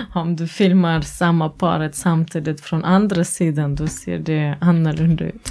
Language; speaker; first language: Swedish; non-native, fluent; Latvian